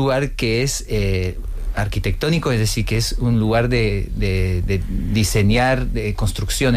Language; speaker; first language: Spanish; non-native, fluent; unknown